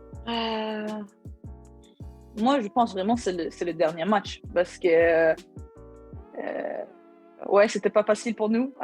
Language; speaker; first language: French; non-native, learner; Swedish